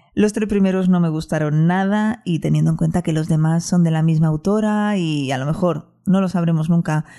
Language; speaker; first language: Spanish; non-native, local second language; Catalan